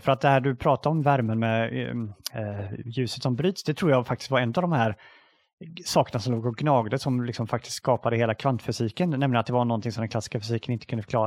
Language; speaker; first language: Swedish; native; Swedish